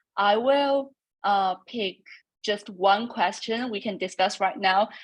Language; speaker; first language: English; non-native, fluent; Chinese